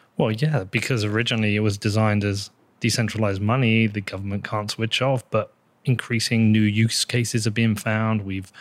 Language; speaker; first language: English; native; English